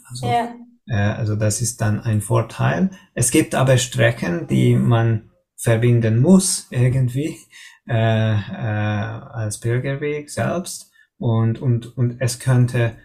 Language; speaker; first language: German; non-native, learner; Hungarian